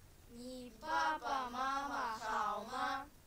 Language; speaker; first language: Chinese; non-native, learner; Kyrgyz